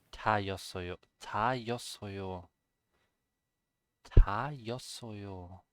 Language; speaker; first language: Korean; non-native, learner; German